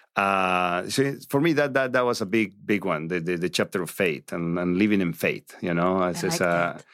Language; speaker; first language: English; non-native, fluent; Spanish